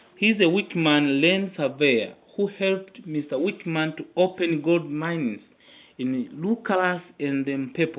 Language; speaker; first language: English; non-native, local second language; Swahili